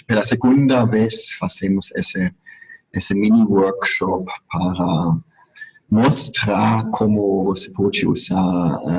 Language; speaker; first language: Portuguese; non-native, fluent; German